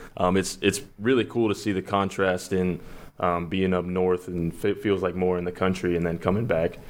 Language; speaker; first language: English; native; English